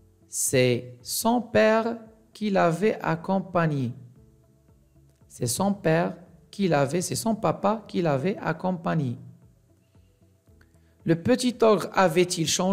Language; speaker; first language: French; non-native, local second language; Arabic